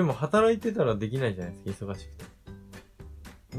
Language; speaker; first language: Japanese; native; Japanese